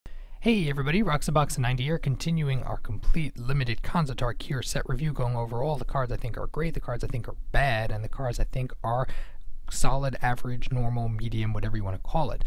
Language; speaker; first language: English; native; English